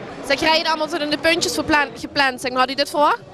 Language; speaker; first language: Dutch; native; Dutch